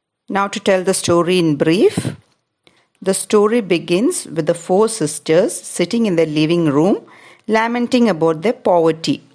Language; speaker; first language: English; non-native, local second language; Malayalam